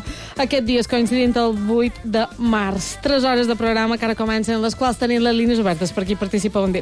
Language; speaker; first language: Catalan; native; Catalan